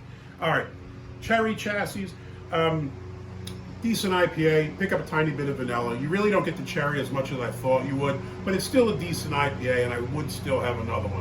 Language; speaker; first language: English; native; English